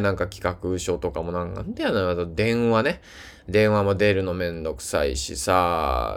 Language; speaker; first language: Japanese; native; Japanese